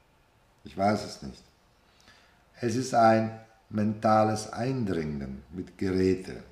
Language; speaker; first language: German; non-native, fluent; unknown